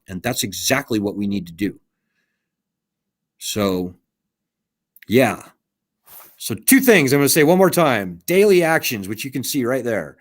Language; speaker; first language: English; native; English